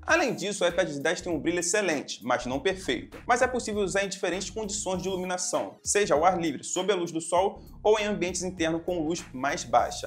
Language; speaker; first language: Portuguese; native; Portuguese